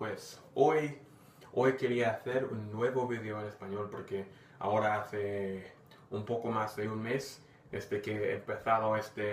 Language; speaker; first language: Spanish; non-native, fluent; English